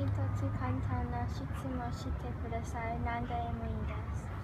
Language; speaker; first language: Japanese; non-native, learner; English